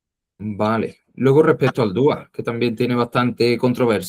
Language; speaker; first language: Spanish; native; Spanish